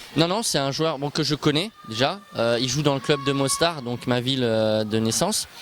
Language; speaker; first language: French; early bilingual, other home language; Bosnian